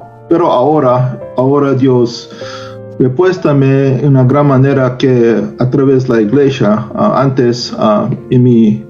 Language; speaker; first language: Spanish; non-native, learner; Korean